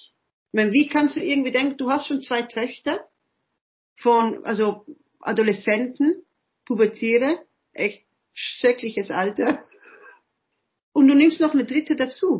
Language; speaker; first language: German; early bilingual, other home language; Italian